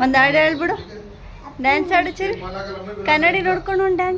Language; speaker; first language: Kannada; native; Kannada